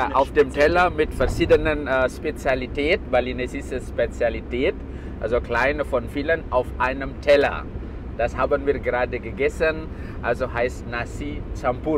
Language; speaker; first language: German; non-native, fluent; Balinese